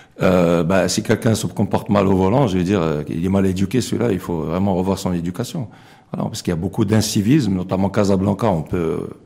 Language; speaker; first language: French; non-native, local second language; Arabic